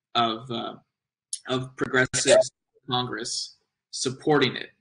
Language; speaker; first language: English; native; English